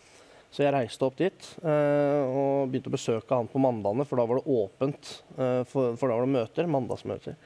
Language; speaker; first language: Norwegian; native; Norwegian